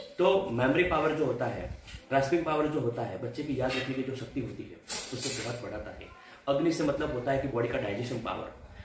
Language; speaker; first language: Hindi; non-native, local second language; Gujarati